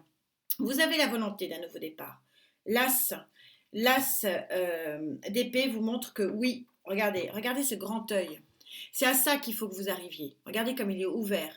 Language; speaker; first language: French; native; French